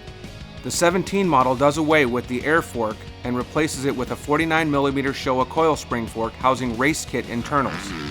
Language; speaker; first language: English; native; English